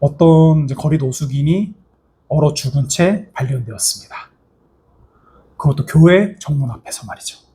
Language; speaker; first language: Korean; native; Korean